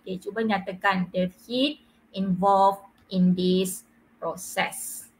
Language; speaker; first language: English; non-native, local second language; Malay